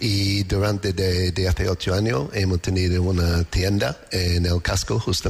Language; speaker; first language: Spanish; non-native, learner; English